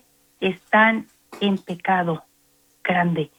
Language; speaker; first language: Spanish; native; Spanish